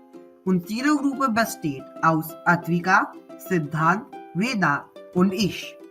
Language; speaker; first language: German; non-native, learner; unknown